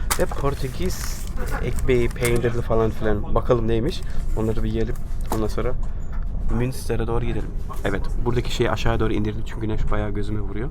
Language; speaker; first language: Turkish; early bilingual, heritage; Turkish